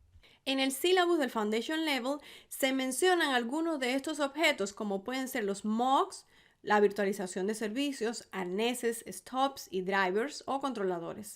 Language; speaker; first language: Spanish; native; Spanish